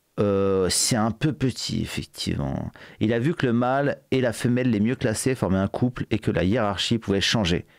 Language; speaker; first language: French; native; French